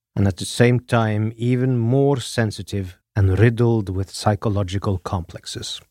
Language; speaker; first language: English; non-native, fluent; Norwegian